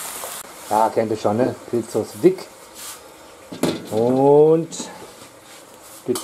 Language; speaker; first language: German; native; German